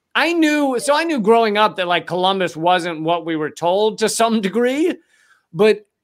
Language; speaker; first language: English; native; English